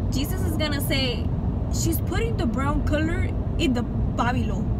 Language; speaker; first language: English; early bilingual, other home language; Spanish